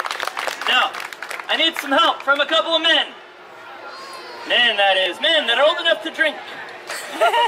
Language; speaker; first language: English; native; English